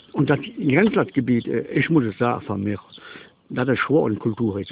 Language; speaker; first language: German; non-native, local second language; Luxembourgish